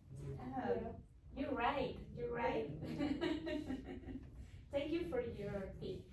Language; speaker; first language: English; non-native, learner; Spanish